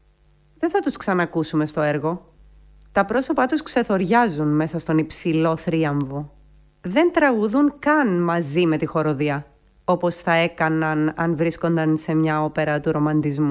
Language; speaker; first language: Greek; native; Greek